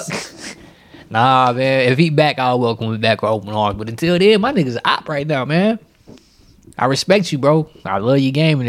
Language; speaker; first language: English; native; English